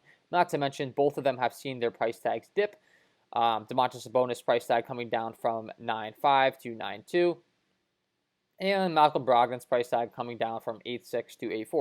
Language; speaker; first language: English; native; English